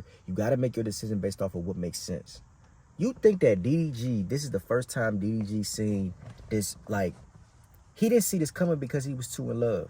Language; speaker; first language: English; native; English